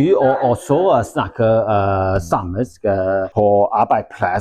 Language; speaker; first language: Norwegian; non-native, learner; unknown